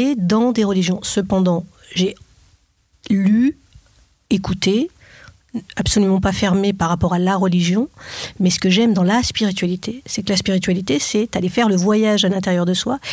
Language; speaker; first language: French; native; French